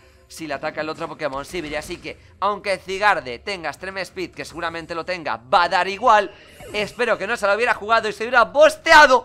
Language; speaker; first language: Spanish; native; Spanish